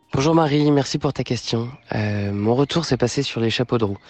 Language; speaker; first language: French; native; French